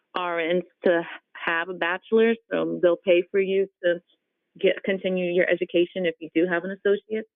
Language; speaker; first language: English; native; English